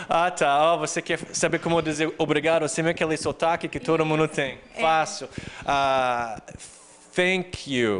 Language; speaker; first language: Portuguese; non-native, fluent; English